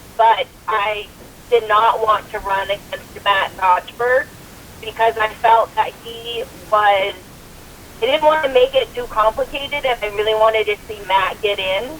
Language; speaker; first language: English; native; English